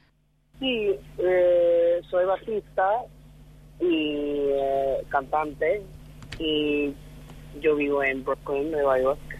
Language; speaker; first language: Spanish; non-native, fluent; English